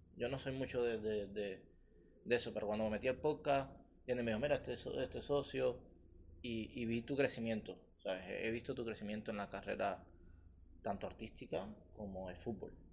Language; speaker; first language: Spanish; native; Spanish